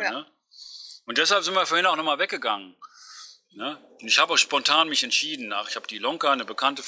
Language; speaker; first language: German; native; German